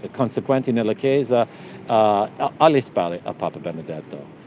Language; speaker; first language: Italian; non-native, learner; English